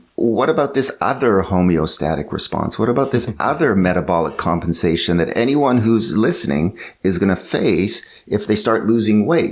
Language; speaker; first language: English; native; English